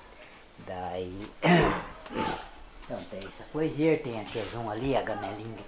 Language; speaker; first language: Portuguese; native; Portuguese